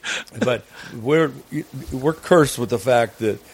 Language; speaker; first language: English; native; English